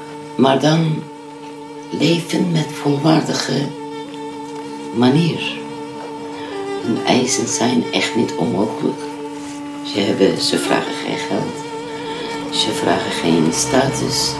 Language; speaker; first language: Dutch; non-native, fluent; Kurdish